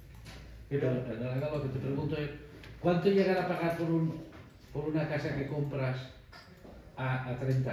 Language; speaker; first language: Spanish; native; Spanish